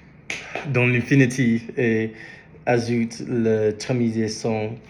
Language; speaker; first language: French; non-native, learner; English